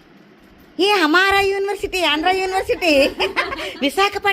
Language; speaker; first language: Hindi; non-native, local second language; Telugu